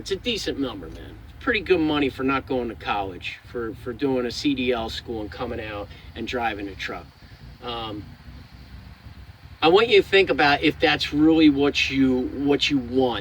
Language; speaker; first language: English; native; English